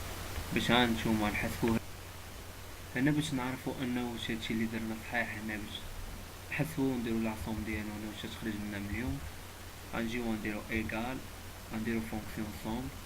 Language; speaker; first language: Arabic; native; Arabic